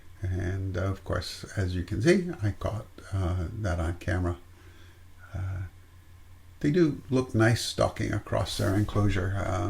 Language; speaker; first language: English; native; English